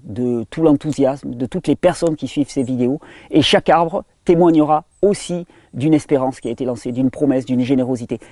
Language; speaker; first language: French; native; French